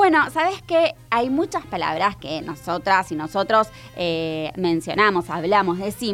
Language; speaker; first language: Spanish; native; Spanish